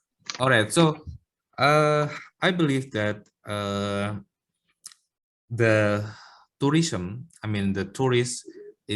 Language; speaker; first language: English; non-native, learner; Indonesian